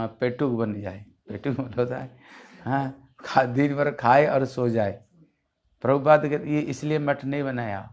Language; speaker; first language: Hindi; non-native, local second language; Bangla